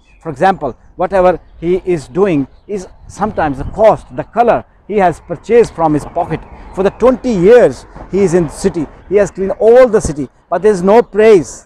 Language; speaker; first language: English; non-native, local second language; Urdu